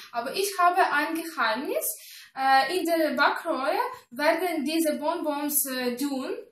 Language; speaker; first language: German; non-native, learner; Russian